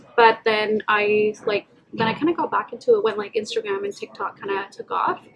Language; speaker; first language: English; early bilingual, other home language; Punjabi